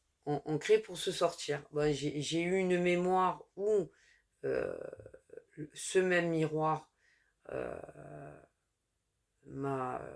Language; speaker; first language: French; native; French